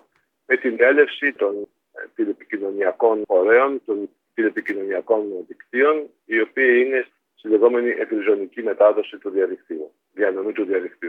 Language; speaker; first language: Greek; native; Greek